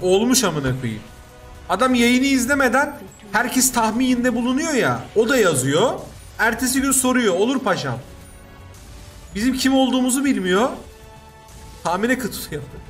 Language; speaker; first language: Turkish; native; Turkish